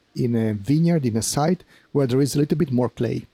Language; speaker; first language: English; non-native, fluent; Italian